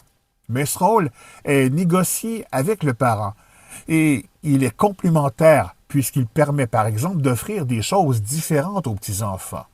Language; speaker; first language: French; native; French